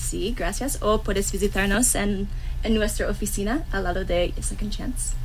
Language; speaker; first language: Spanish; non-native, learner; English